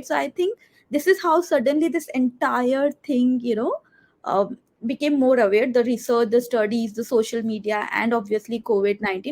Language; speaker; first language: English; non-native, local second language; Hindi